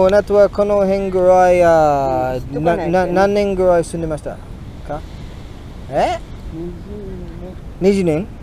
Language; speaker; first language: Japanese; non-native, learner; English